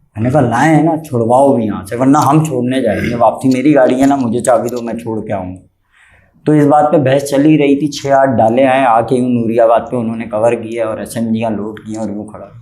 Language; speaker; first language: Urdu; native; Urdu